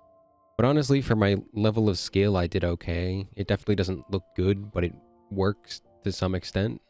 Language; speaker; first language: English; native; English